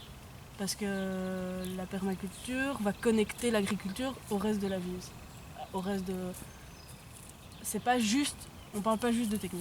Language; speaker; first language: French; native; French